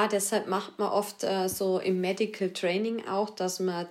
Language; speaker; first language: German; native; German